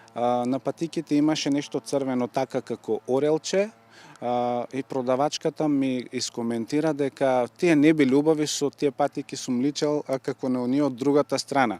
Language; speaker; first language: Macedonian; non-native, local second language; Turkish